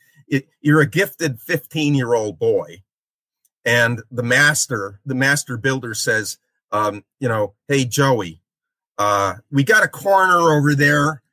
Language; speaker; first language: English; native; English